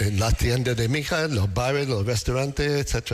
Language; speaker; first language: Spanish; non-native, learner; English